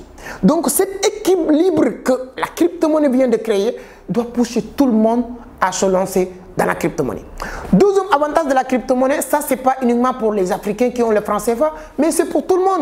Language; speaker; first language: French; non-native, local second language; Wolof